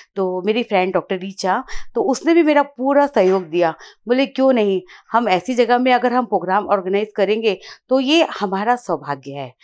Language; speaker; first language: Hindi; native; Hindi